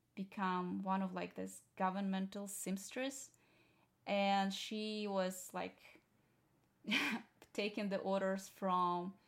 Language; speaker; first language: English; non-native, fluent; Russian